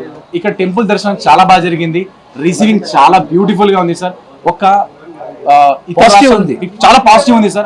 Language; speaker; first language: Telugu; native; Telugu